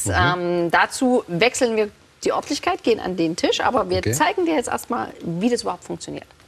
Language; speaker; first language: German; native; German